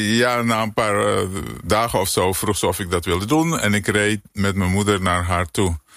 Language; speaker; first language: Dutch; native; Dutch